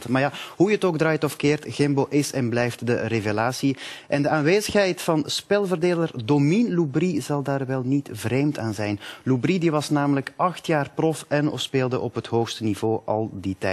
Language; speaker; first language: Dutch; native; Dutch